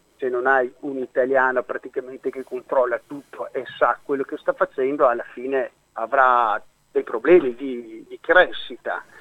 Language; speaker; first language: Italian; early bilingual, heritage; Venetian